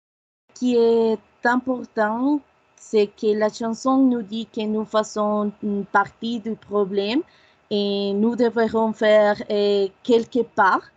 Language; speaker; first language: French; non-native, learner; Spanish